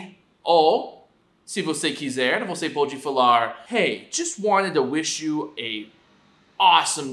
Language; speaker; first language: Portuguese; non-native, fluent; English